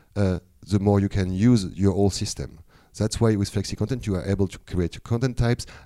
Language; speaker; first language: English; non-native, fluent; French